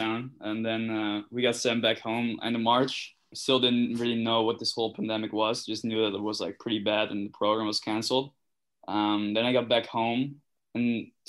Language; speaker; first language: English; non-native, fluent; Dutch